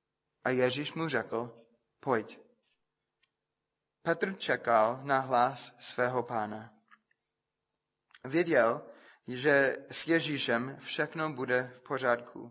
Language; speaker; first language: Czech; non-native, fluent; English